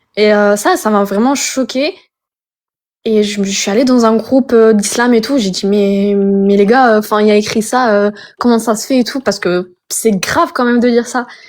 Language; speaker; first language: French; early bilingual, other home language; Arabic